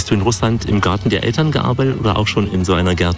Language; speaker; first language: German; native; German